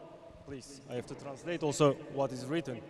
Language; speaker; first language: English; non-native, fluent; Turkish